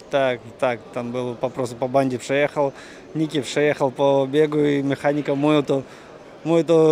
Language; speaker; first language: Polish; non-native, learner; Russian